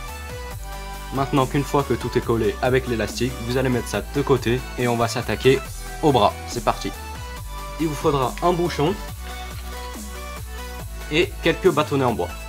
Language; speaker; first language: French; native; French